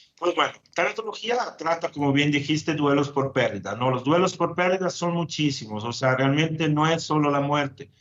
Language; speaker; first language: Spanish; non-native, fluent; Italian